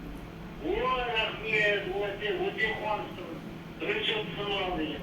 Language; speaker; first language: Kazakh; non-native, local second language; Russian